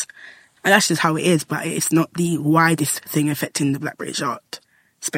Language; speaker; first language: English; native; English